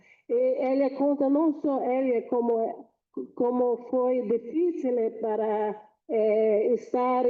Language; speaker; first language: Portuguese; non-native, fluent; Spanish